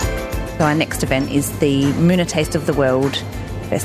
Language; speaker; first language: English; native; English